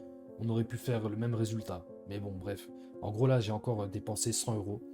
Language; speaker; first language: French; native; French